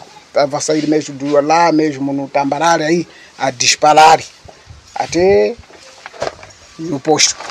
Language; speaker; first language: Portuguese; non-native, local second language; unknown